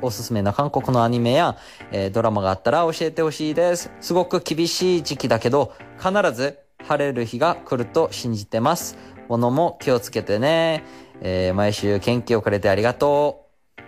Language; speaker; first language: Japanese; non-native, fluent; Korean